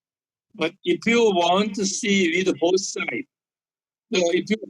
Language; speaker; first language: English; non-native, learner; Korean